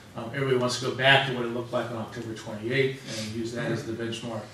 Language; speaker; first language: English; native; English